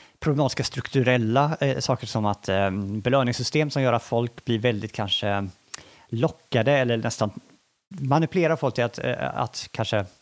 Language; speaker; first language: Swedish; native; Swedish